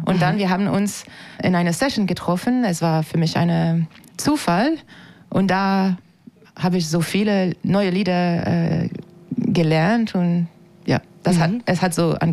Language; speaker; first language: German; non-native, fluent; French